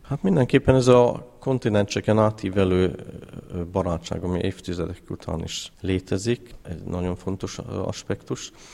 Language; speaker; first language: Hungarian; early bilingual, heritage; Hungarian